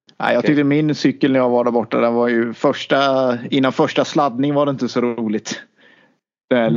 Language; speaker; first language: Swedish; native; Swedish